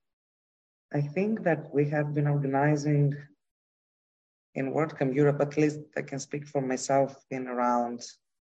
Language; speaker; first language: English; non-native, fluent; Greek